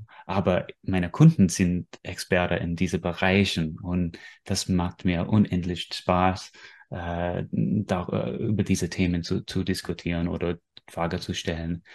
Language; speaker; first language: German; non-native, fluent; English